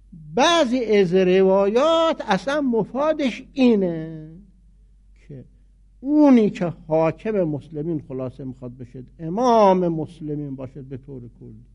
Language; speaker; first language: Persian; native; Persian